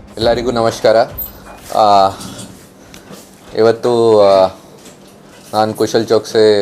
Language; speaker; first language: Kannada; non-native, fluent; Hindi